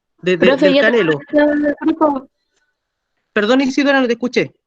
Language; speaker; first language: Spanish; native; Spanish